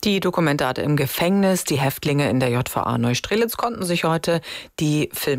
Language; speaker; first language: German; native; German